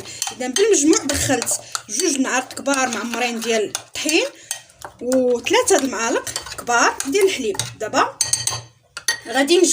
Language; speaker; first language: Arabic; native; Arabic